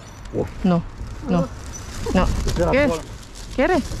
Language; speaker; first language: Spanish; non-native, learner; Filipino